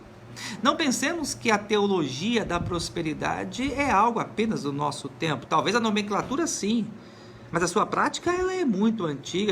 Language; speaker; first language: Portuguese; native; Portuguese